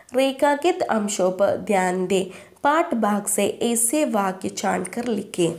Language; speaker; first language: Hindi; non-native, local second language; Malayalam